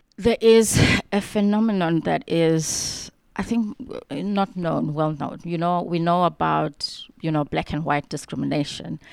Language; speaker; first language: English; non-native, local second language; Xhosa